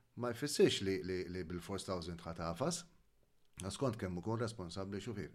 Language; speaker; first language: Maltese; native; Maltese